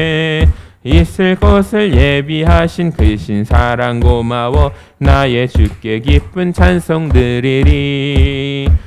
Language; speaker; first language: Korean; native; Korean